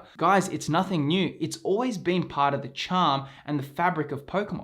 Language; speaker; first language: English; native; English